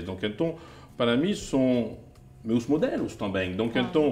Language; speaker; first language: Portuguese; non-native, fluent; French